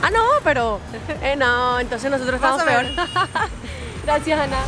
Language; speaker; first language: Spanish; native; Spanish